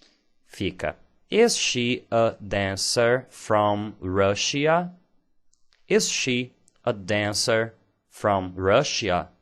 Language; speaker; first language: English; non-native, fluent; Portuguese